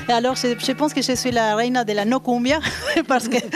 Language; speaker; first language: French; non-native, learner; Spanish